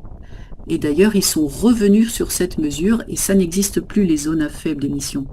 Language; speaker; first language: French; native; French